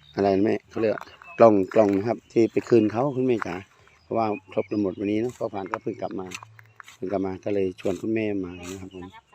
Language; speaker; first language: Thai; non-native, local second language; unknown